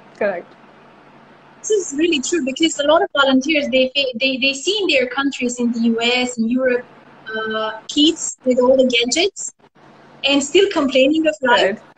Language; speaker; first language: English; non-native, fluent; Armenian